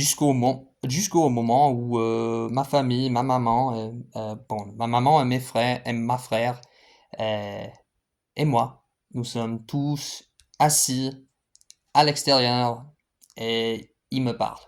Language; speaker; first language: French; non-native, fluent; English